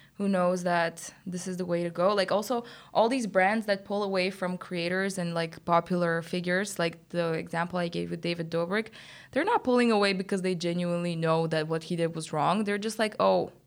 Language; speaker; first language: English; non-native, fluent; Bulgarian